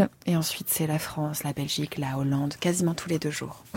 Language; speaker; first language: French; native; French